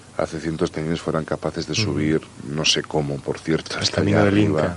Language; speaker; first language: Spanish; native; Spanish